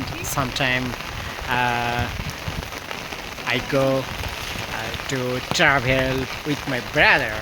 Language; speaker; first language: English; non-native, learner; Bangla